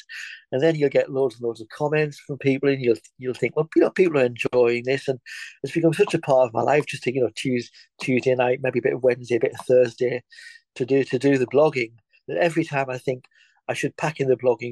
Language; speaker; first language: English; native; English